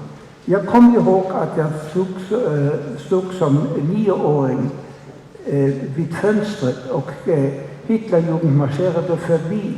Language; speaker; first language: Swedish; non-native, fluent; German